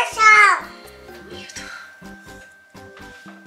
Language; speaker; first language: Japanese; native; Japanese